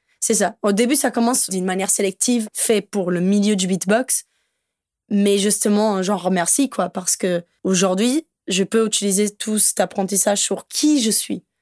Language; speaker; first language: French; non-native, fluent; Portuguese